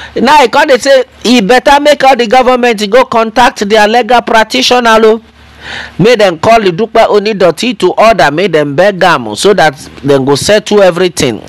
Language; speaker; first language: Nigerian Pidgin; non-native, local second language; Yoruba